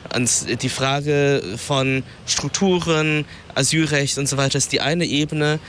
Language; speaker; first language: German; early bilingual, other home language; Vietnamese